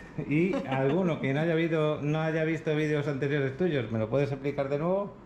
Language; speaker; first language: Spanish; native; Spanish